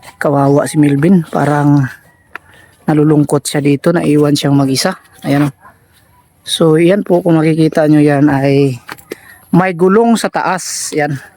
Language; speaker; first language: Filipino; non-native, local second language; Cebuano